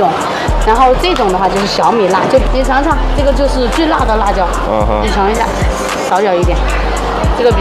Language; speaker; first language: German; non-native, learner; Chinese